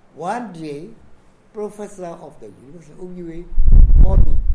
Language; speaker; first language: English; non-native, fluent; Burmese